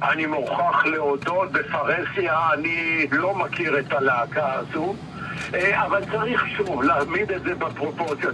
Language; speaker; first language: Hebrew; non-native, fluent; Russian